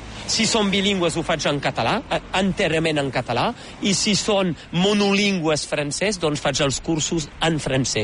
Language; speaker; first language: Catalan; native; Catalan